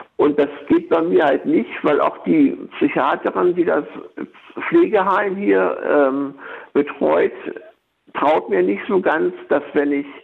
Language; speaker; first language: German; native; German